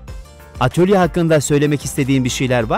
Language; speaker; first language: Turkish; native; Turkish